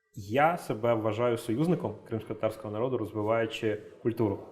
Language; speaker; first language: Ukrainian; native; Ukrainian